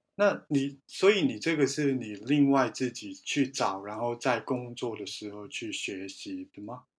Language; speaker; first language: Chinese; native; Chinese